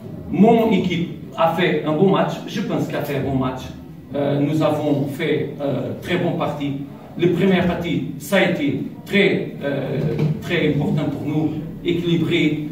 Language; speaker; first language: French; non-native, learner; Portuguese